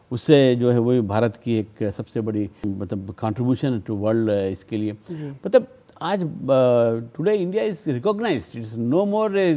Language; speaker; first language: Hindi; non-native, local second language; Telugu